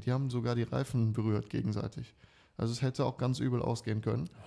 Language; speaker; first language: German; native; German